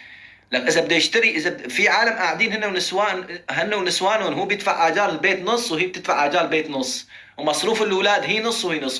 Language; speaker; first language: Arabic; native; Arabic